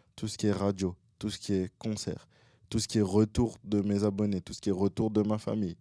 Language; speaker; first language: French; early bilingual, other home language; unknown